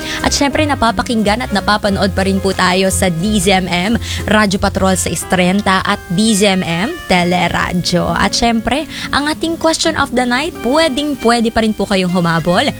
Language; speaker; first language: Filipino; native; Filipino